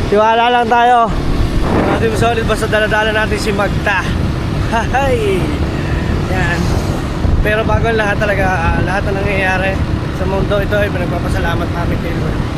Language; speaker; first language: Filipino; native; Filipino